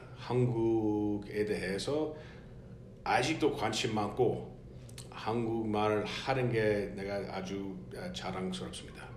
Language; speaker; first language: Korean; non-native, fluent; English